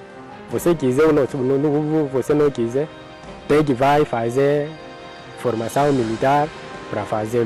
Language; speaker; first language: Portuguese; non-native, learner; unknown